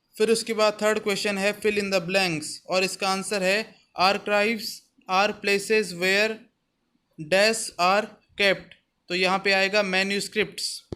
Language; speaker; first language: Hindi; native; Hindi